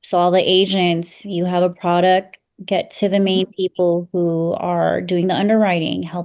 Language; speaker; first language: English; native; English